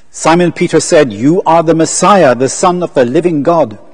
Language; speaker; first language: English; native; English